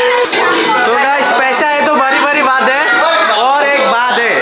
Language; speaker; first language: Hindi; non-native, local second language; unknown